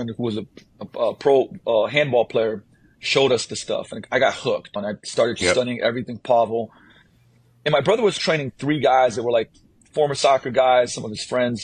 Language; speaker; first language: English; non-native, fluent; Slovenian